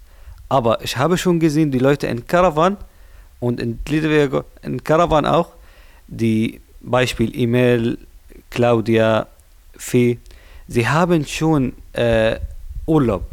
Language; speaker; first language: German; non-native, learner; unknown